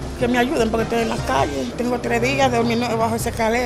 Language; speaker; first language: Spanish; native; Spanish